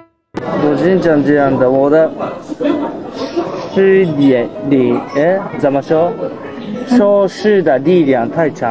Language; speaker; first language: Chinese; non-native, learner; Japanese